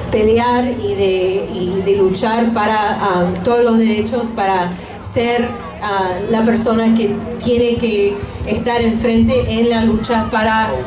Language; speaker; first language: Spanish; early bilingual, heritage; Spanish